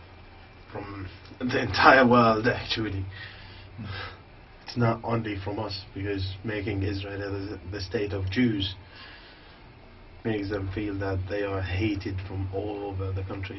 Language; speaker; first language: English; non-native, fluent; Arabic